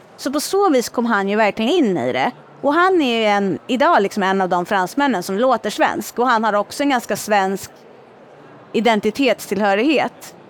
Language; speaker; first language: Swedish; native; Swedish